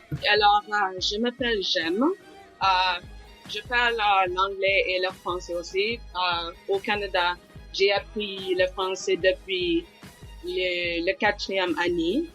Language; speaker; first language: French; non-native, local second language; English